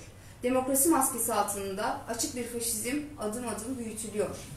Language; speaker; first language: Turkish; native; Turkish